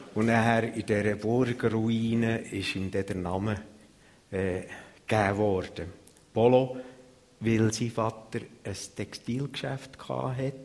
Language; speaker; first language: German; native; German